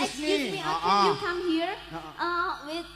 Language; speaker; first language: English; non-native, learner; Javanese